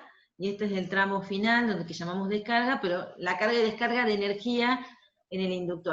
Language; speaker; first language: Spanish; native; Spanish